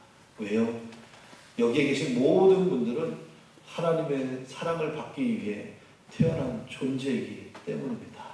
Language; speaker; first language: Korean; native; Korean